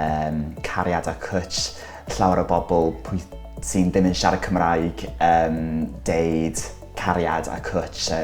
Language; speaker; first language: Welsh; non-native, local second language; English